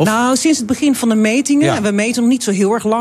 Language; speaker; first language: Dutch; native; Dutch